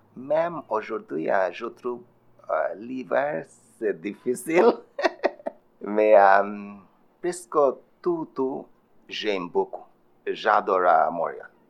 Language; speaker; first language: French; non-native, learner; Bangla